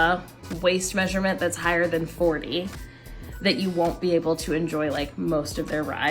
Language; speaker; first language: English; native; English